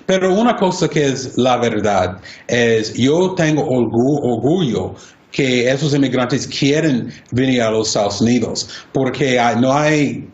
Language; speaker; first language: Spanish; non-native, fluent; English